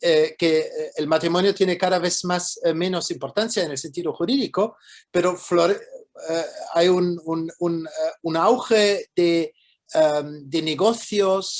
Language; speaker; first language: Spanish; non-native, fluent; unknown